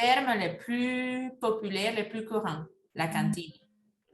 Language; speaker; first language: French; non-native, fluent; Spanish